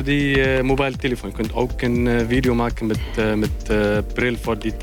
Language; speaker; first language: Dutch; non-native, learner; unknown